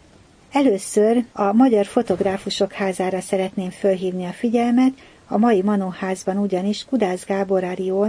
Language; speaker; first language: Hungarian; native; Hungarian